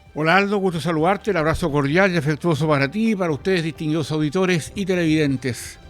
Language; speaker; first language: Spanish; native; Spanish